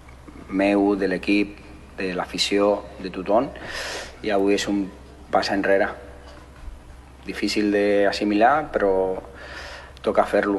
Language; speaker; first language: Catalan; non-native, fluent; Spanish